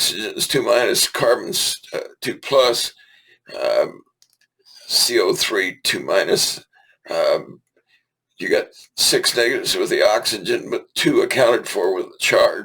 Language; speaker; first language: English; native; English